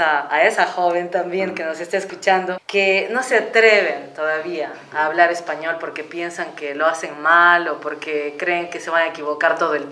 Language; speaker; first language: Spanish; native; Spanish